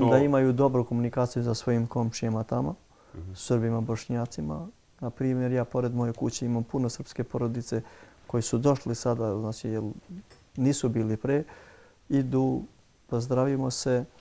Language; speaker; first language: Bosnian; non-native, local second language; Albanian